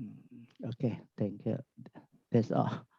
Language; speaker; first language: English; non-native, learner; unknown